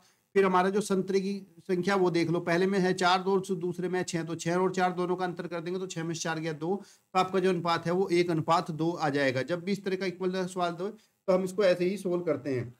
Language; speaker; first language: Hindi; native; Hindi